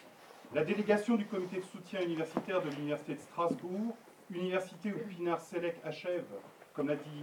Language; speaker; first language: French; native; French